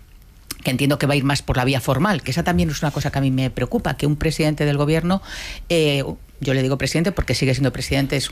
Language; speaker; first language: Spanish; native; Spanish